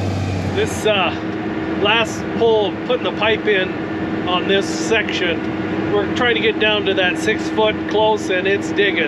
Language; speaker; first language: English; native; English